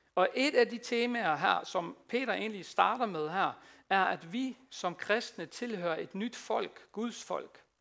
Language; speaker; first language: Danish; non-native, fluent; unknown